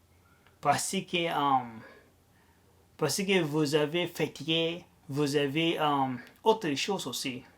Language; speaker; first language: French; non-native, learner; Arabic